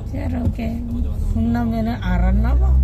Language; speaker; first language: Korean; non-native, local second language; Filipino